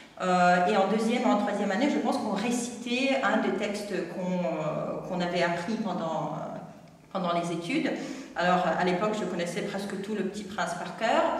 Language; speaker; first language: French; non-native, fluent; Russian